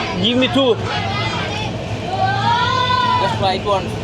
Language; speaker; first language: English; non-native, learner; Turkish